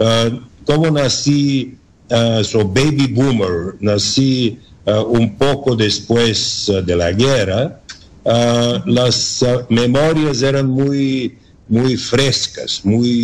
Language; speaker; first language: Spanish; non-native, learner; Bulgarian